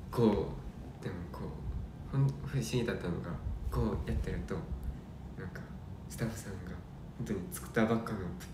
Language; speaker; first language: Japanese; non-native, fluent; Korean